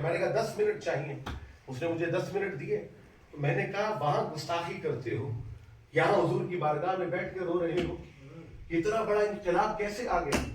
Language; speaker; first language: Urdu; native; Urdu